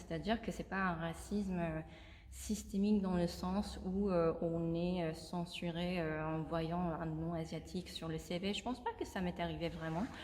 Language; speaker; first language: French; non-native, fluent; Korean